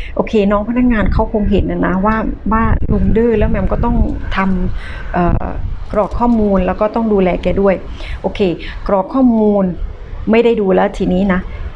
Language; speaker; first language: Thai; native; Thai